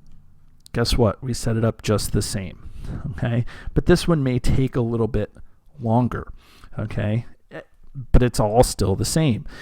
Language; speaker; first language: English; native; English